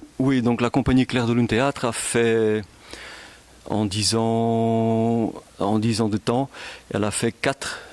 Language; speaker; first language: French; native; French